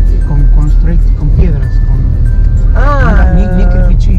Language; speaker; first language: Russian; non-native, learner; Spanish